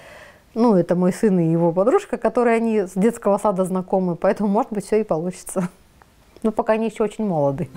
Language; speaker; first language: Russian; native; Russian